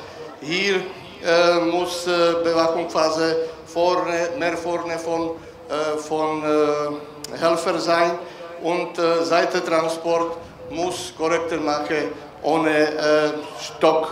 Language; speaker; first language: German; non-native, learner; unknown